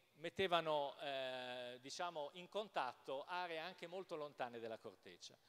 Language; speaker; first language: Italian; native; Italian